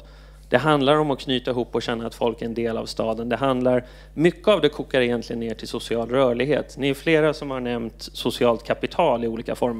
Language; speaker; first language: Swedish; native; Swedish